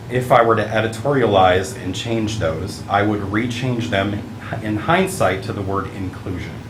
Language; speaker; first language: English; early bilingual, other home language; Italian